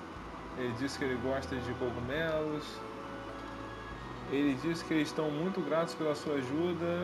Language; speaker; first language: Portuguese; native; Portuguese